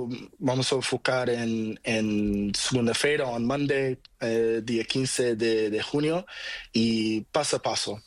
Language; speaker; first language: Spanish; non-native, learner; Portuguese